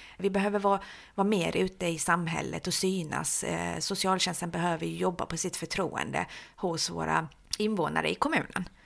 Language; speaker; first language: Swedish; early bilingual, other home language; Persian